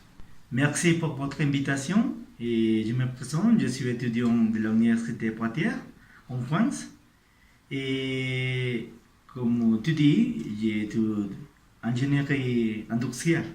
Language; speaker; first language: French; non-native, learner; Spanish